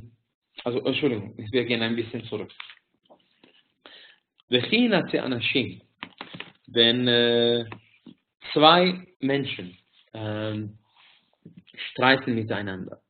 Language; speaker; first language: German; non-native, fluent; Hungarian